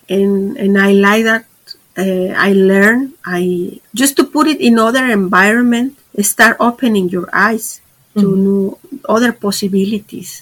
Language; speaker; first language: English; non-native, fluent; Spanish